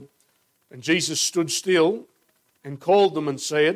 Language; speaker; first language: English; native; English